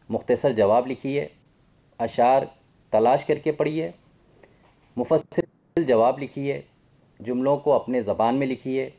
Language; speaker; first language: Urdu; native; Urdu